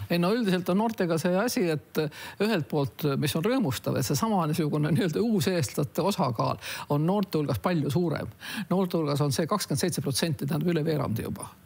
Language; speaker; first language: Estonian; non-native, local second language; Russian